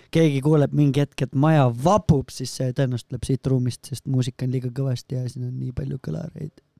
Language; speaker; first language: Estonian; native; Estonian